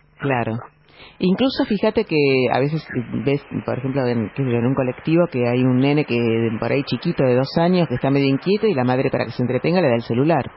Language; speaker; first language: Spanish; native; Spanish